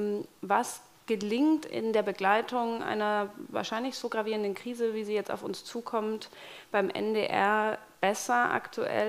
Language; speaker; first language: German; native; German